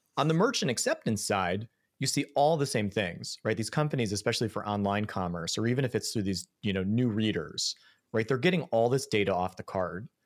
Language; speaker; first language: English; native; English